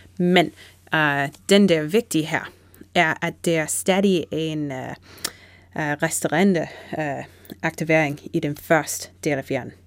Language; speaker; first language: Danish; non-native, fluent; English